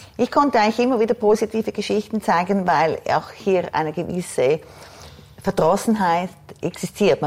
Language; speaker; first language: German; native; German